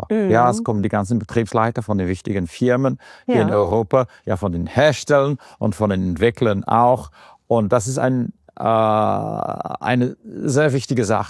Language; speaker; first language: German; non-native, fluent; English